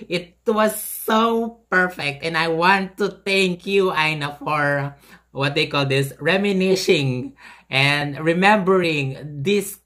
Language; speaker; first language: English; non-native, local second language; Filipino